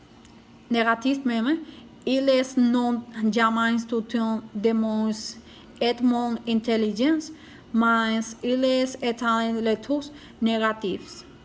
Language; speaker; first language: French; non-native, learner; Spanish